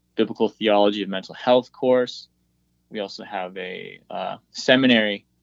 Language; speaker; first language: English; native; English